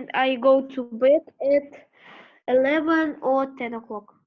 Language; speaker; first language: English; non-native, learner; Russian